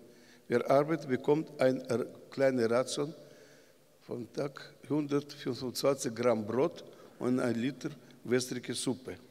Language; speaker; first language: German; non-native, learner; Russian